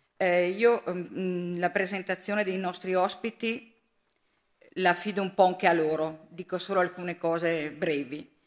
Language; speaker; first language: Italian; native; Italian